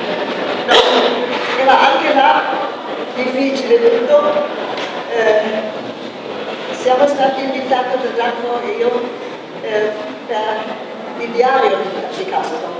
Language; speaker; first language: Italian; non-native, fluent; German